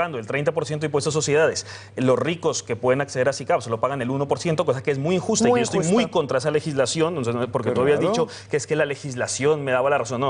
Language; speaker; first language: Spanish; native; Spanish